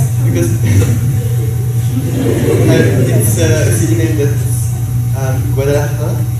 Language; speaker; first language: English; non-native, learner; French